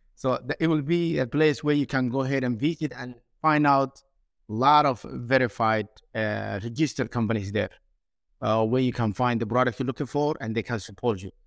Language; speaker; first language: English; non-native, fluent; Somali